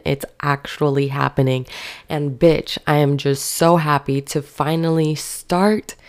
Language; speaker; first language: English; early bilingual, other home language; Spanish